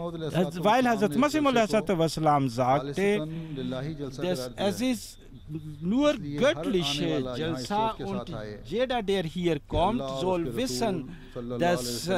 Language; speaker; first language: German; non-native, fluent; Urdu